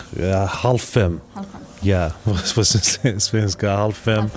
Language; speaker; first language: Swedish; non-native, learner; Kurdish